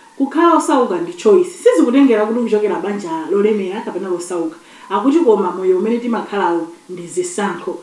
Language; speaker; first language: Nyanja; native; Nyanja